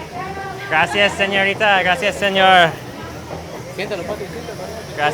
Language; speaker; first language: Spanish; non-native, learner; English